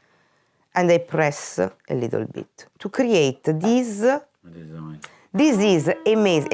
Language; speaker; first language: English; non-native, fluent; Italian